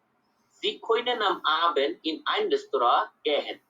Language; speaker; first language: German; non-native, learner; Bangla